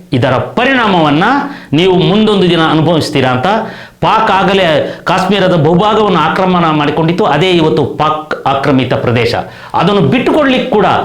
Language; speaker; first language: Kannada; non-native, local second language; Kodava